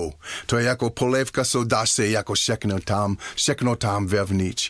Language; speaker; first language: Czech; non-native, learner; English